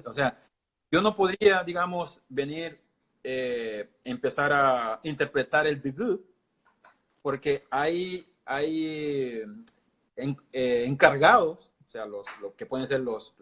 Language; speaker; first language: Spanish; non-native, local second language; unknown